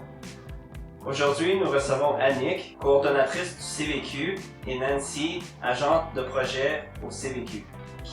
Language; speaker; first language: French; native; French